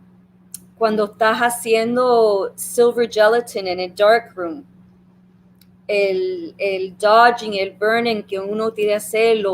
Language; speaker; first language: Spanish; early bilingual, heritage; Spanish